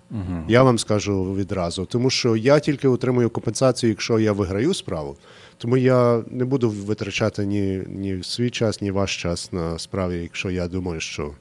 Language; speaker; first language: Ukrainian; early bilingual, heritage; Ukrainian